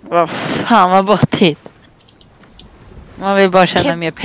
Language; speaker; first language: Swedish; native; Swedish